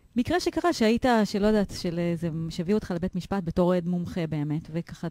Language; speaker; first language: Hebrew; native; Hebrew